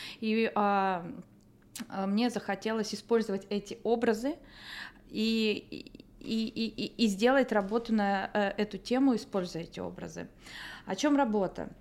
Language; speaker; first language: Russian; native; Russian